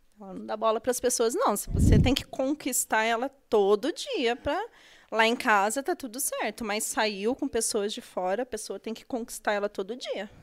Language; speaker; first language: Portuguese; native; Portuguese